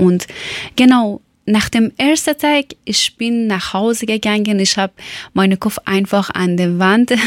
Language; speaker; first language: German; non-native, learner; Persian